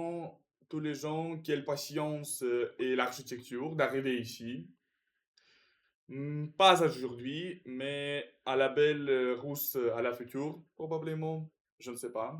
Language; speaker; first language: French; non-native, learner; Russian